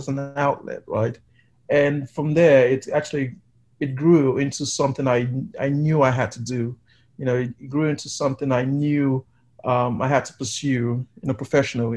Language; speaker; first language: English; native; English